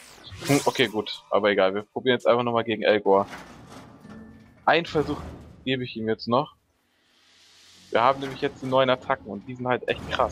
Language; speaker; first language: German; native; German